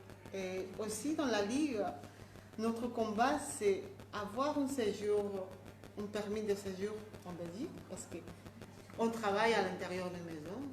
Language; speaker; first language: French; non-native, fluent; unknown